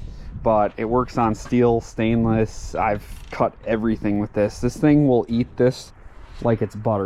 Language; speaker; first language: English; native; English